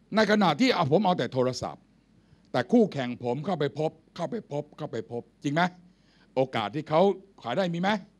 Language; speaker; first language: Thai; native; Thai